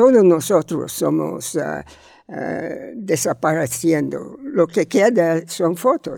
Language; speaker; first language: Spanish; non-native, learner; English